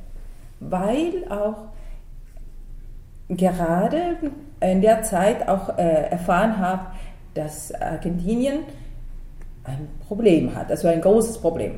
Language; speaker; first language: German; non-native, fluent; Spanish